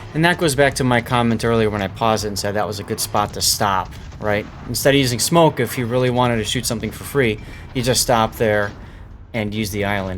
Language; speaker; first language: English; native; English